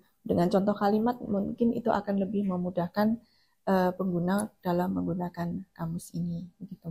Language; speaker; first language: Indonesian; non-native, local second language; Javanese